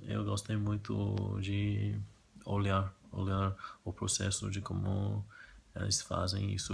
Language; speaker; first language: Portuguese; non-native, learner; Spanish